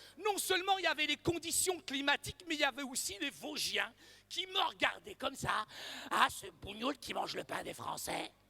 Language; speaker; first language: French; early bilingual, other home language; Arabic